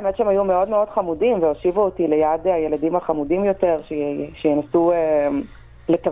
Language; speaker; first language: Hebrew; early bilingual, other home language; Russian